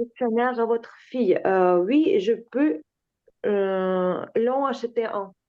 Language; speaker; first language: French; non-native, learner; Ukrainian